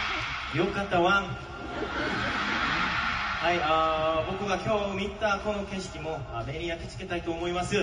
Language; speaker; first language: Japanese; non-native, learner; Korean